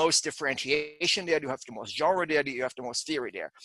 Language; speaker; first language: English; non-native, fluent; German